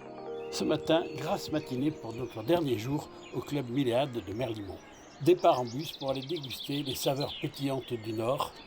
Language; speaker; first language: French; native; French